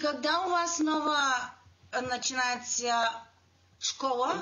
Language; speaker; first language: Russian; non-native, learner; Bulgarian